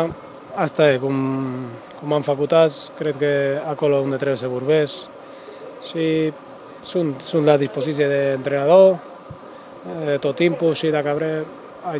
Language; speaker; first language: Romanian; non-native, fluent; Spanish